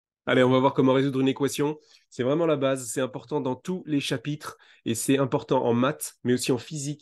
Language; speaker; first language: French; native; French